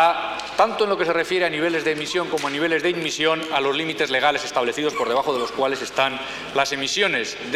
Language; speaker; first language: Spanish; native; Spanish